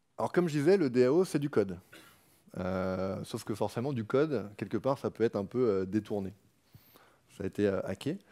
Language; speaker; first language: French; native; French